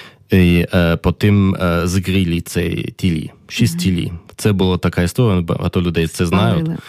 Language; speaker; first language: Ukrainian; non-native, learner; German